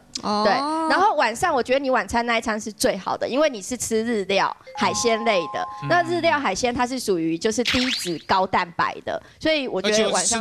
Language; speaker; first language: Chinese; native; Chinese